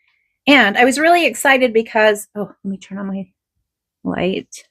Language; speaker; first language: English; native; English